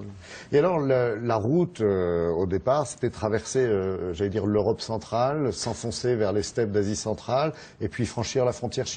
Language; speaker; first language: French; native; French